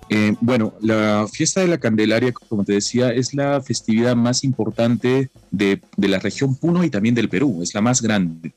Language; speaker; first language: Spanish; native; Spanish